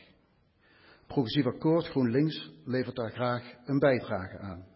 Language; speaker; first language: Dutch; native; Dutch